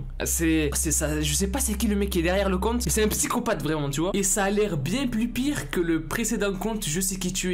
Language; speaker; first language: French; native; French